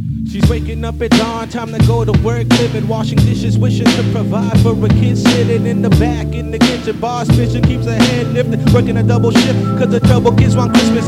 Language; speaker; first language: English; early bilingual, other home language; Spanish